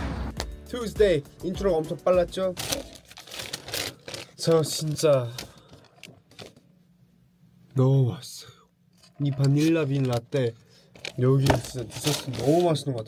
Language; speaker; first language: Korean; early bilingual, heritage; English